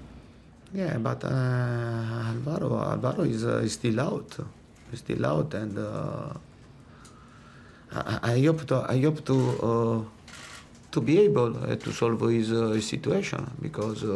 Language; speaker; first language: English; non-native, fluent; Italian